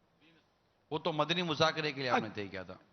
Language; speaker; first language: Urdu; native; Urdu